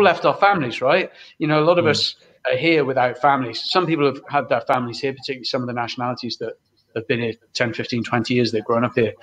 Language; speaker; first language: English; native; English